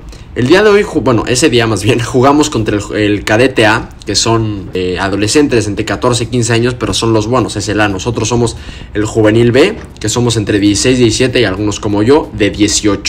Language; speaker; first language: Spanish; native; Spanish